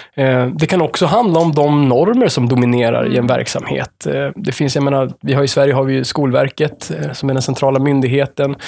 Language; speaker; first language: Swedish; native; Swedish